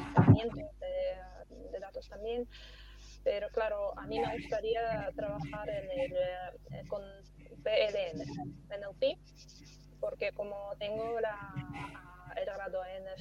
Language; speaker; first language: Spanish; non-native, fluent; Russian